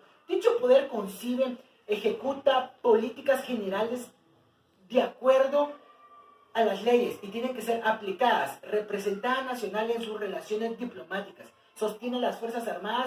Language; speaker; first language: Spanish; native; Spanish